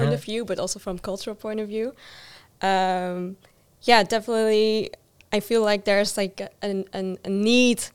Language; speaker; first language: English; non-native, fluent; Dutch